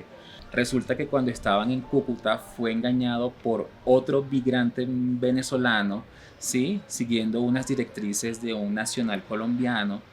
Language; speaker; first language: Spanish; native; Spanish